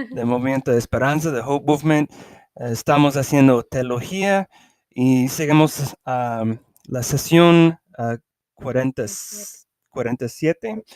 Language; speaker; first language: Spanish; early bilingual, heritage; English